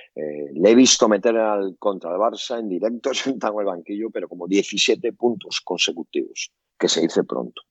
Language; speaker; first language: Spanish; native; Spanish